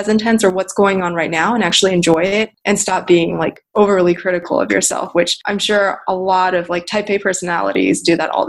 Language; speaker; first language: English; native; English